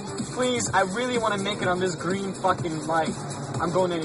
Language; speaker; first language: English; native; English